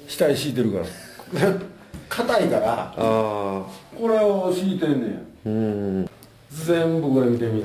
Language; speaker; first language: Japanese; native; Japanese